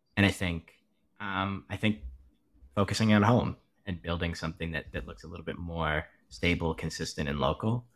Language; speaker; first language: English; native; English